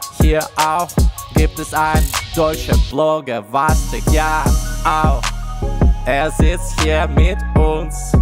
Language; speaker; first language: German; non-native, learner; Russian